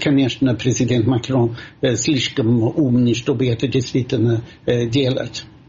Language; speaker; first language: Russian; non-native, fluent; Swedish